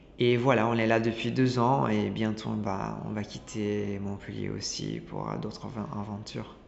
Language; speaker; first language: French; non-native, fluent; Italian